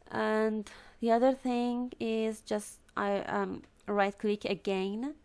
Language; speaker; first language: English; non-native, fluent; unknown